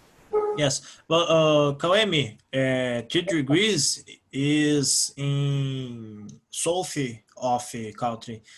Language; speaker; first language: English; non-native, learner; Portuguese